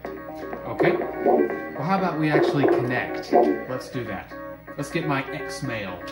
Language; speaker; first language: English; native; English